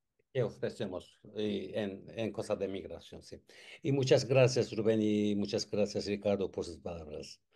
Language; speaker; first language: Spanish; non-native, learner; Turkish